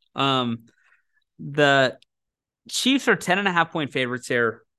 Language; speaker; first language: English; native; English